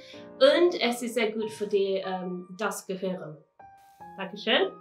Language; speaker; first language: German; early bilingual, heritage; English